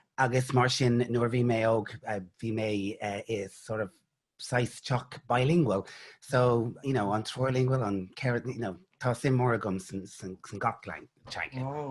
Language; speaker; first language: Irish; non-native, local second language; English